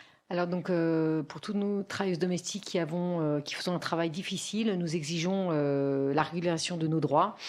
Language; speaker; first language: French; native; French